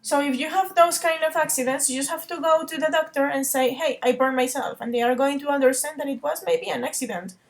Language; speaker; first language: English; non-native, fluent; Spanish